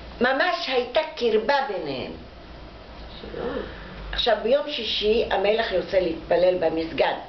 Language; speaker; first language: Hebrew; non-native, fluent; Arabic